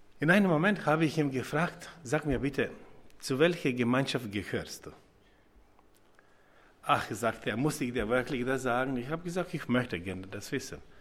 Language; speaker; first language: German; non-native, fluent; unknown